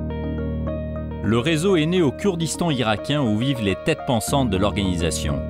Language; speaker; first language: French; native; French